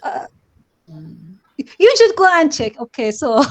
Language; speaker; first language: English; non-native, learner; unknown